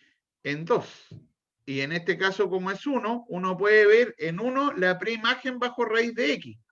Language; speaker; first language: Spanish; native; Spanish